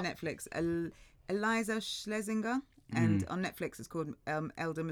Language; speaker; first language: English; native; English